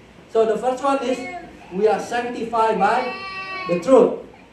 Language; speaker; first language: English; non-native, fluent; Indonesian